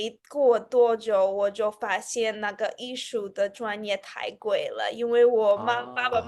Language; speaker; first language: Chinese; non-native, fluent; Russian